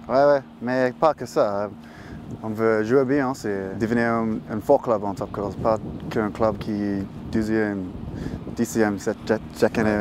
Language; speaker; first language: French; non-native, learner; English